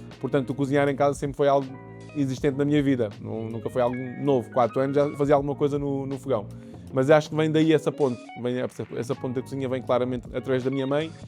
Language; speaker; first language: Portuguese; early bilingual, other home language; Kabuverdianu